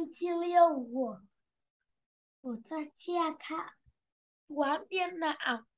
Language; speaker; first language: Chinese; non-native, learner; Vietnamese